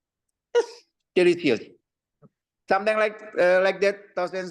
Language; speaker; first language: English; non-native, learner; Indonesian